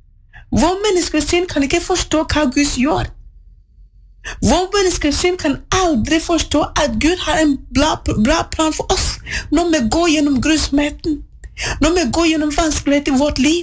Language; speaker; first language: Norwegian; non-native, learner; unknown